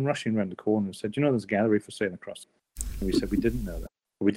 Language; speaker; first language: English; native; English